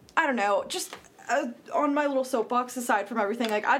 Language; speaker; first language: English; native; English